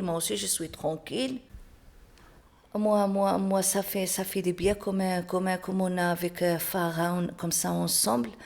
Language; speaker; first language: French; non-native, learner; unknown